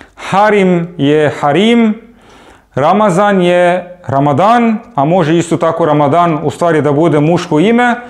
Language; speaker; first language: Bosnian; non-native, fluent; Arabic